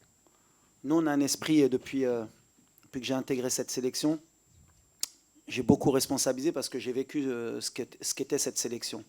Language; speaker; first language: French; native; French